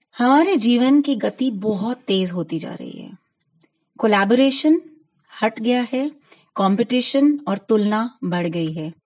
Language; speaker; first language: Hindi; non-native, local second language; Gujarati